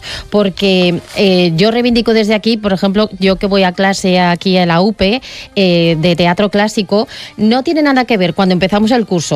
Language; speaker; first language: Spanish; native; Spanish